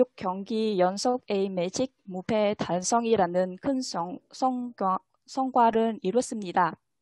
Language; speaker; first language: Korean; non-native, fluent; Vietnamese